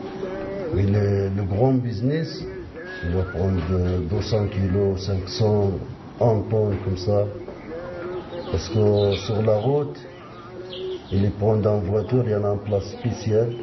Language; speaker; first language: French; non-native, learner; Arabic